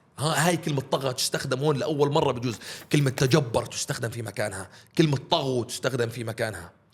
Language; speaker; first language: Arabic; early bilingual, heritage; Arabic